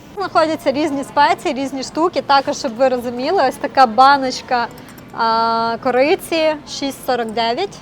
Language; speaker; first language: Ukrainian; non-native, local second language; Russian